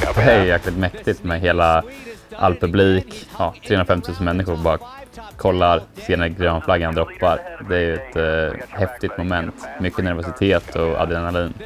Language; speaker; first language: Swedish; native; Swedish